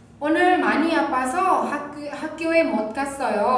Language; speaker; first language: Korean; non-native, fluent; Indonesian